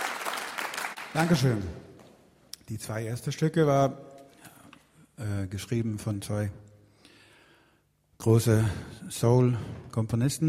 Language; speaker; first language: German; non-native, fluent; Swedish